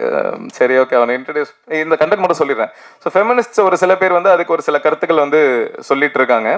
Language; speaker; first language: Tamil; native; Tamil